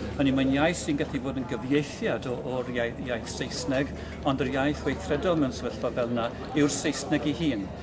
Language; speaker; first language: Welsh; native; Welsh